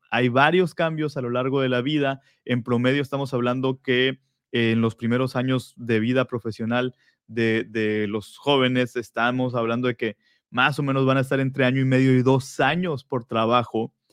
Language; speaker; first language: Spanish; native; Spanish